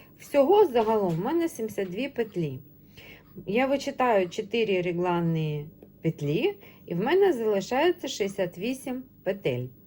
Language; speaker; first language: Ukrainian; non-native, local second language; Russian